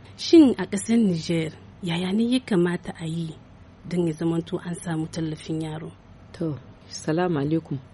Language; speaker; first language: Hausa; native; Hausa